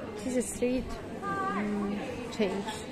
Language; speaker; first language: English; non-native, learner; Russian